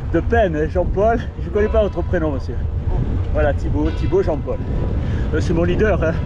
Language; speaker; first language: French; native; French